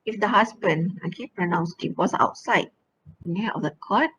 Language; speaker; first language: English; non-native, local second language; Malay